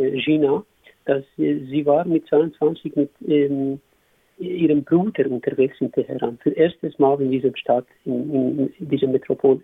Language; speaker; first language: German; non-native, learner; Kurdish